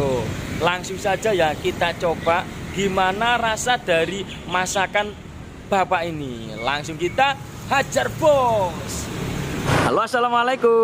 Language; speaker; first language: Indonesian; non-native, local second language; Javanese